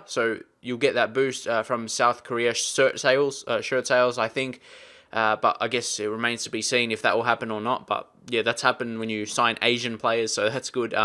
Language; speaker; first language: English; native; English